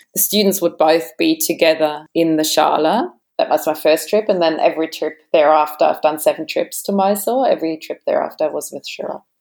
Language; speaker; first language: English; non-native, fluent; German